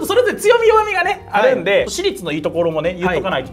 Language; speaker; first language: Japanese; native; Japanese